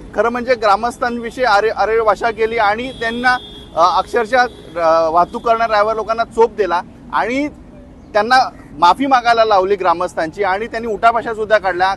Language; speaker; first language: Marathi; native; Marathi